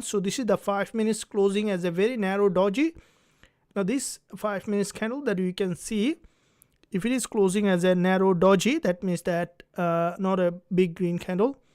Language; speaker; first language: English; non-native, fluent; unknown